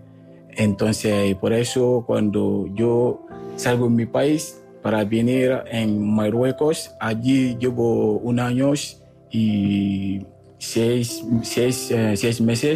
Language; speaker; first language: Spanish; non-native, learner; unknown